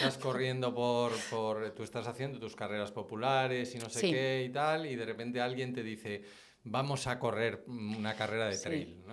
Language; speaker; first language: Spanish; native; Spanish